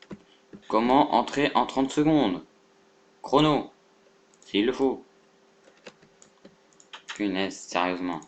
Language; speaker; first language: French; native; French